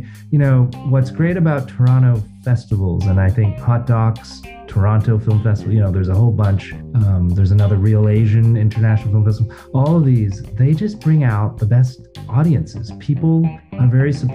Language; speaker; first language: English; native; English